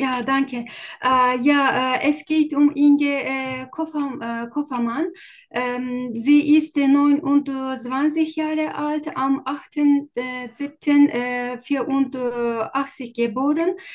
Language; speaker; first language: German; non-native, learner; Turkish